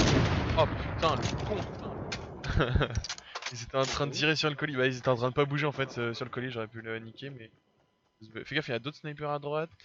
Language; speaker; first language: French; native; French